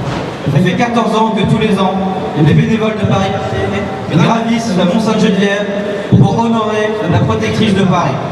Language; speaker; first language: French; native; French